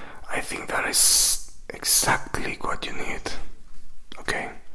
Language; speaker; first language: English; non-native, fluent; Spanish